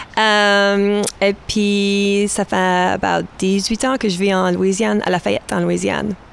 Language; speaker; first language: French; native; French